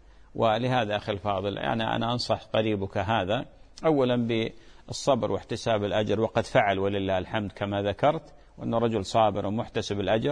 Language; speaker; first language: Arabic; native; Arabic